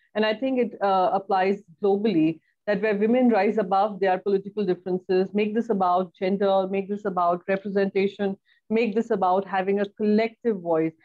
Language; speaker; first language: English; non-native, local second language; Hindi